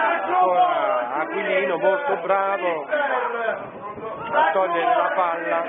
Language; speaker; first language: Italian; native; Italian